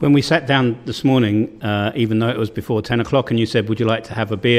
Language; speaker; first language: English; native; English